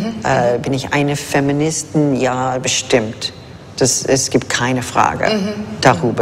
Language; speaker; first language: German; non-native, fluent; English